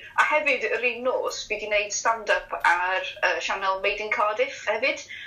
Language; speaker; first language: Welsh; native; Welsh